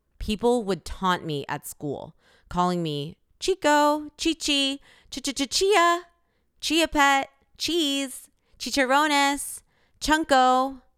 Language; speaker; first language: English; early bilingual, other home language; Korean